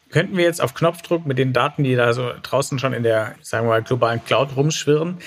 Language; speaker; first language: German; native; German